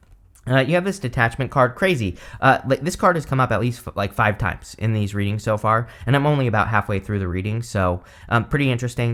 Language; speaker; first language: English; native; English